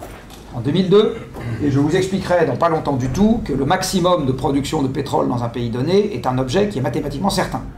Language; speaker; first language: French; native; French